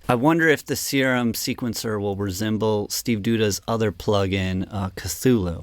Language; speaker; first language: English; native; English